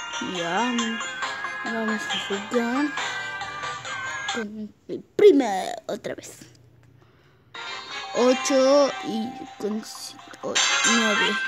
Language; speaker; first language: Spanish; native; Spanish